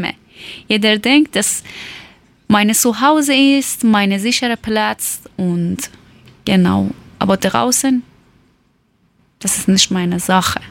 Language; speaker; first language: German; non-native, learner; Persian